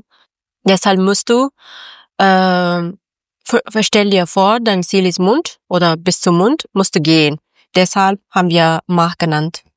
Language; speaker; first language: German; non-native, learner; Persian